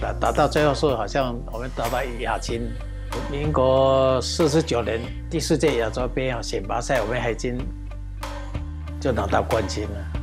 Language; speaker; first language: Chinese; native; Chinese